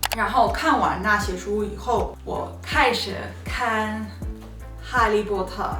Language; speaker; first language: Chinese; non-native, learner; Spanish